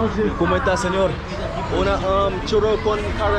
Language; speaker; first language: Spanish; non-native, learner; English